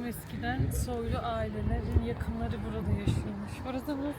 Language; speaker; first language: Turkish; native; Turkish